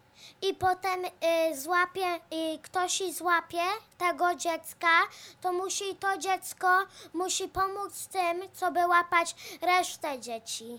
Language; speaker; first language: Polish; early bilingual, heritage; Polish